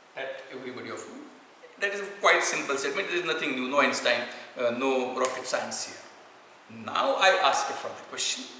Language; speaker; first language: English; non-native, local second language; Marathi